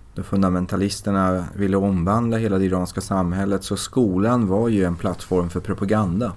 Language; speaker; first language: Swedish; early bilingual, other home language; Persian